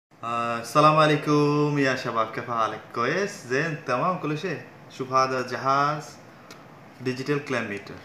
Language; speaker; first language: Arabic; non-native, learner; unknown